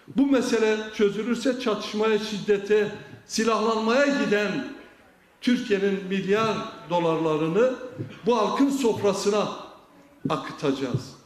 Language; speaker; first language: Turkish; non-native, local second language; Kurdish